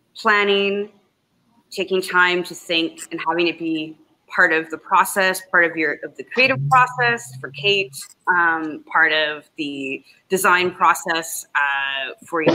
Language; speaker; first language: English; native; English